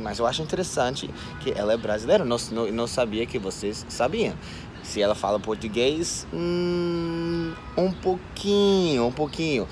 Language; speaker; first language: Portuguese; non-native, fluent; English